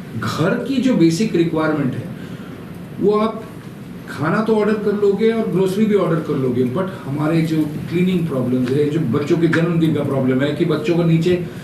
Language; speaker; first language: Hindi; non-native, local second language; Bangla